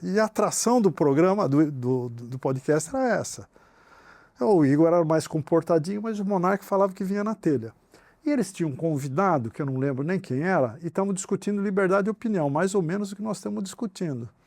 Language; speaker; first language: Portuguese; native; Portuguese